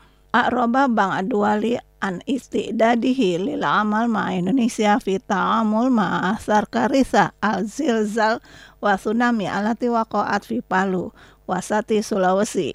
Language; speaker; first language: Arabic; non-native, fluent; Indonesian